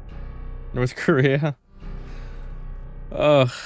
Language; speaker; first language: English; native; English